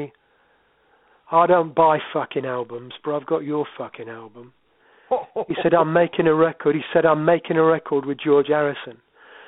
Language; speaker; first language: English; native; English